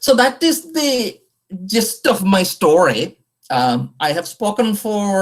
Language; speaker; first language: English; non-native, local second language; Malayalam